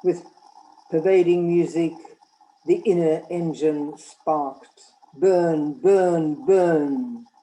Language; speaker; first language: English; non-native, fluent; Lithuanian